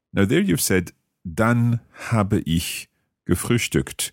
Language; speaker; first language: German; non-native, learner; English